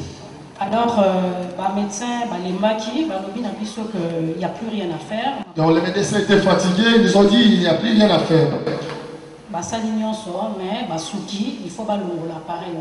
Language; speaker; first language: French; non-native, local second language; Lingala